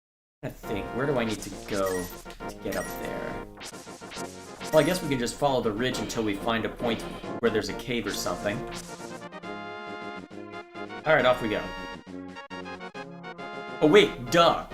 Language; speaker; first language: English; native; English